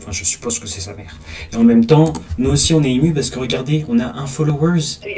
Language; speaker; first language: French; native; French